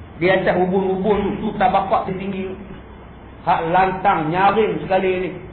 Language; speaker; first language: Malay; native; Malay